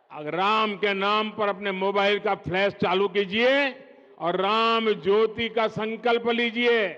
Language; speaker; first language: Hindi; non-native, local second language; Gujarati